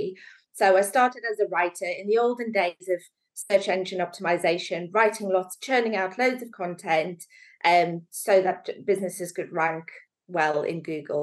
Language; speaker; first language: English; native; English